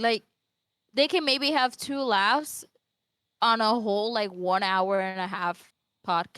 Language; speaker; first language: English; native; English